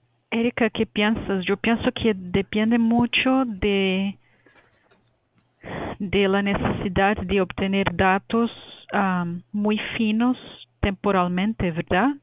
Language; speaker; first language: Spanish; non-native, fluent; Portuguese